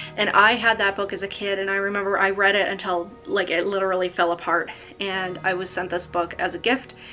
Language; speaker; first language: English; native; English